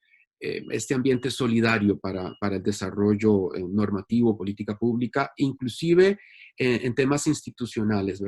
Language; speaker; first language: Spanish; native; Spanish